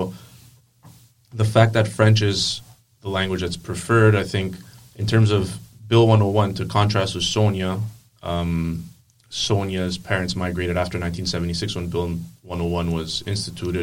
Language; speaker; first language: English; non-native, fluent; Greek